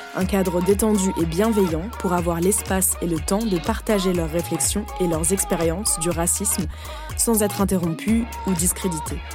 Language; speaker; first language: French; early bilingual, other home language; Romanian